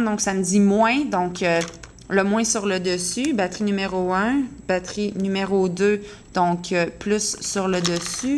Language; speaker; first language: French; native; French